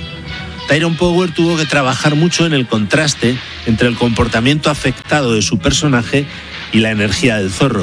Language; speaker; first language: Spanish; native; Spanish